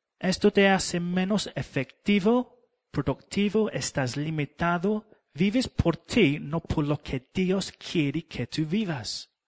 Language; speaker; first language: Spanish; non-native, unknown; English